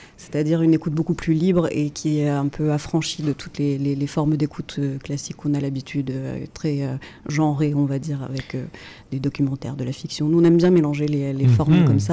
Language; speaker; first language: French; native; French